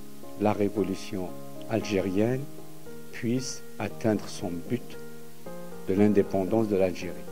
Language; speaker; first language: French; non-native, local second language; Arabic